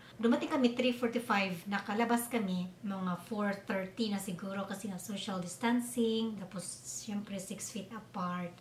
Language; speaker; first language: Filipino; non-native, local second language; Cebuano